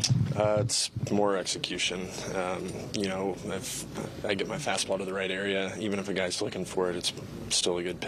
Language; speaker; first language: English; native; English